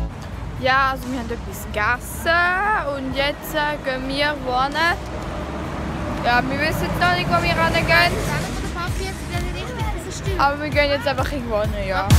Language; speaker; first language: German; native; German